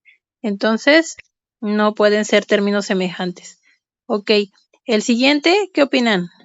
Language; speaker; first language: Spanish; native; Spanish